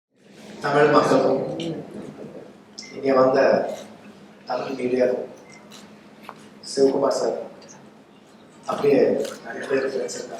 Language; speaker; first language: Tamil; non-native, local second language; Telugu